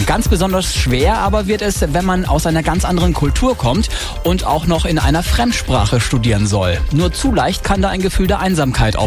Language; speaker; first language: German; native; German